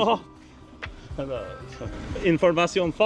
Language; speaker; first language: Spanish; non-native, learner; English